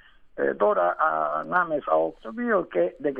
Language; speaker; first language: Greek; non-native, learner; Italian